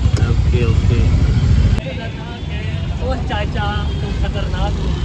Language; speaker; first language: Hindi; non-native, local second language; Kashmiri